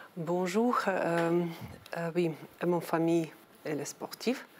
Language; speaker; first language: French; non-native, learner; Ukrainian